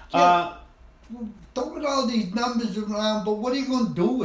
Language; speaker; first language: English; native; English